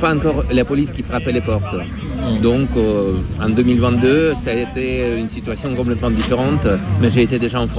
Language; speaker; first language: French; non-native, fluent; Russian